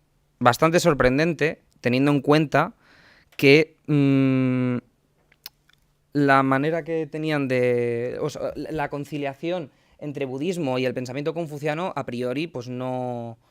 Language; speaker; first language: Spanish; native; Spanish